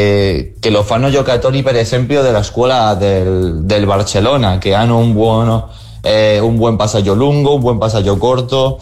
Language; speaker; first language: Italian; non-native, fluent; Spanish